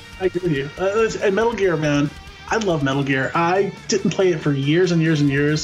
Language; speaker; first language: English; native; English